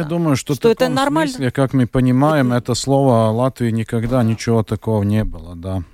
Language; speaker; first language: Russian; non-native, local second language; Latvian